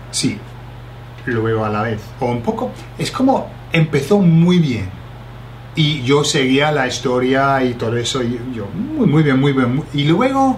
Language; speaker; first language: Spanish; non-native, fluent; English